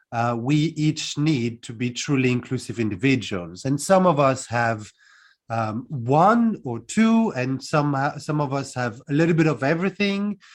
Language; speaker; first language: English; non-native, fluent; French